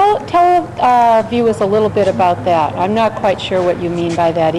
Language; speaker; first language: English; native; English